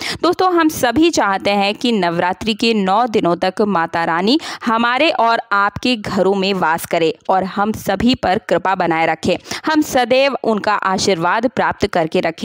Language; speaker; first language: Hindi; native; Hindi